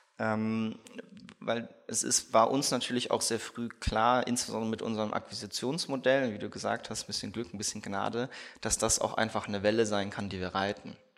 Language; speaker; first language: German; early bilingual, other home language; Russian